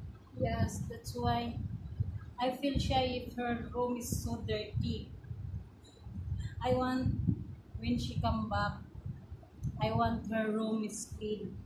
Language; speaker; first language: English; non-native, learner; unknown